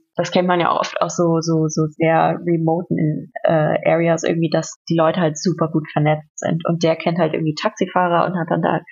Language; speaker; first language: German; native; German